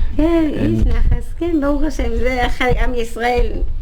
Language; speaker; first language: Hebrew; non-native, fluent; Dutch